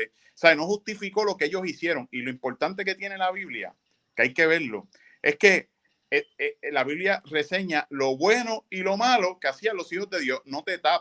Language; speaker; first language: Spanish; native; Spanish